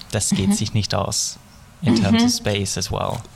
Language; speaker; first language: German; non-native, fluent; English